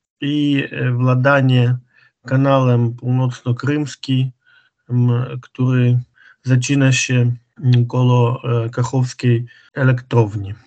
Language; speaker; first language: Polish; non-native, fluent; Ukrainian